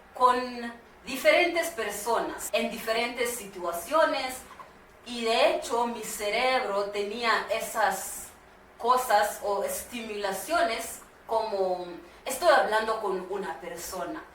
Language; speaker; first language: Spanish; non-native, learner; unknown